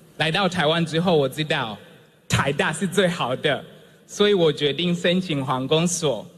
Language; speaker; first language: Chinese; non-native, fluent; Swahili